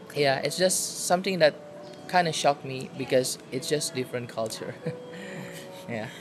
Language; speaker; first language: English; non-native, fluent; Indonesian